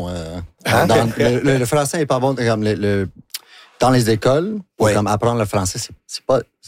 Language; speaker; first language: French; non-native, local second language; English